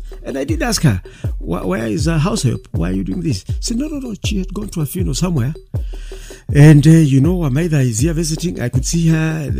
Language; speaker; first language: English; non-native, local second language; Kikuyu